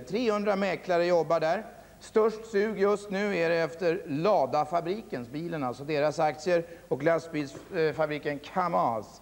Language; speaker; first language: Swedish; native; Swedish